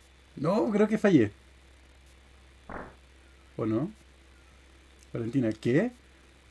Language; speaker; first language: Spanish; native; Spanish